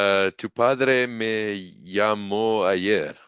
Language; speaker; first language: Spanish; non-native, learner; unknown